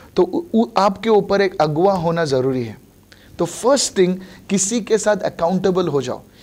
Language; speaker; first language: Hindi; non-native, local second language; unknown